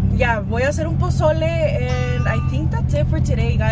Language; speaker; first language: English; early bilingual, other home language; Spanish